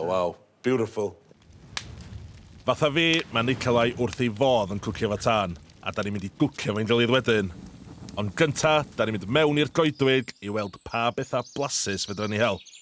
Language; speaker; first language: Welsh; native; Welsh